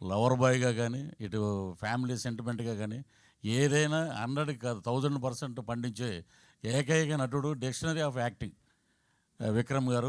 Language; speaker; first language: Telugu; native; Telugu